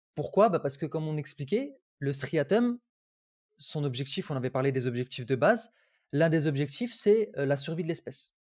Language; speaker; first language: French; early bilingual, other home language; Arabic